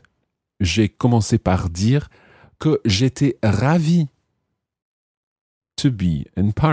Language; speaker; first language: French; non-native, fluent; English